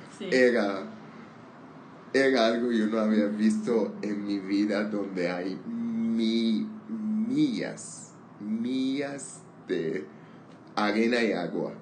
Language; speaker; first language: Spanish; non-native, learner; Armenian